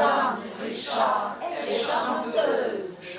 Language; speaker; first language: French; non-native, learner; Russian